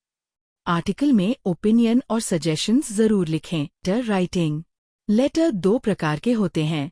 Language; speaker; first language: Hindi; native; Hindi